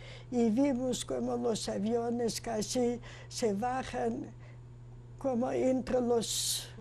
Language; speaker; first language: Spanish; non-native, fluent; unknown